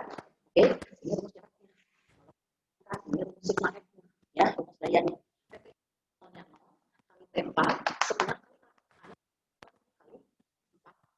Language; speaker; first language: Indonesian; native; Indonesian